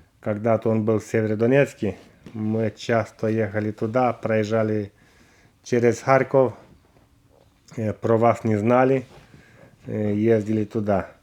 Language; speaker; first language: Russian; non-native, local second language; Romanian